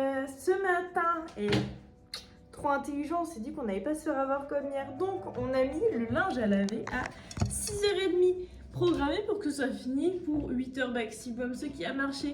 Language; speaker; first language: French; native; French